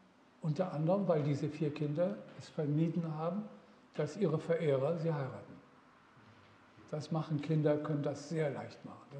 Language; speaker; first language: German; native; German